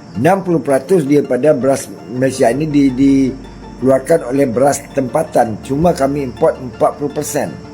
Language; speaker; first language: Malay; native; Malay